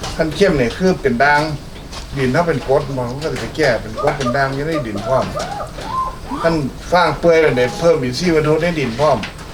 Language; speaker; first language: Thai; native; Thai